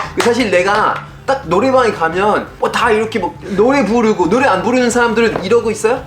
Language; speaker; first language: Korean; non-native, fluent; French